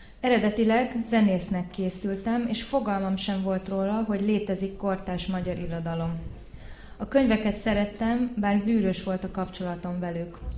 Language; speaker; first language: Hungarian; early bilingual, heritage; Hungarian